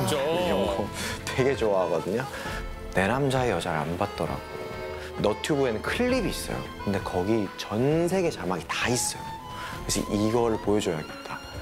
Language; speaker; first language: Korean; native; Korean